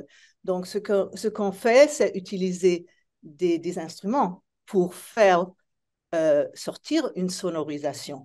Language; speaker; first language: French; non-native, fluent; Italian